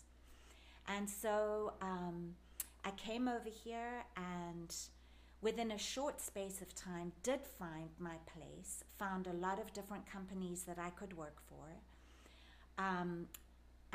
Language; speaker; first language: English; native; English